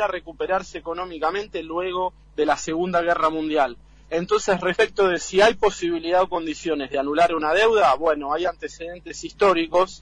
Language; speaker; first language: Spanish; native; Spanish